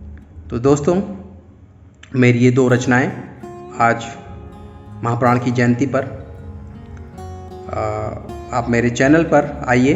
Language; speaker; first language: Hindi; native; Hindi